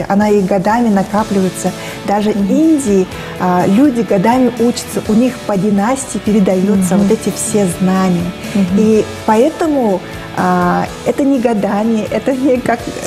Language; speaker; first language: Russian; native; Russian